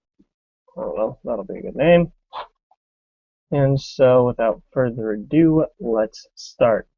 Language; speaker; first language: English; native; English